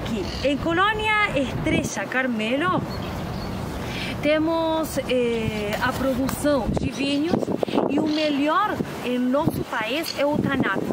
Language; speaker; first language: Portuguese; non-native, fluent; Spanish